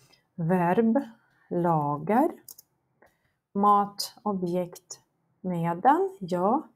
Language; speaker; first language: Swedish; non-native, fluent; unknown